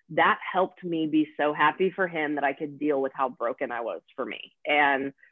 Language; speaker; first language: English; native; English